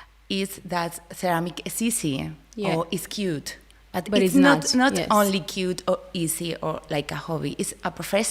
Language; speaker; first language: English; non-native, learner; Spanish